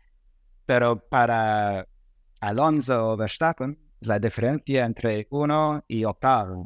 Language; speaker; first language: Spanish; non-native, fluent; English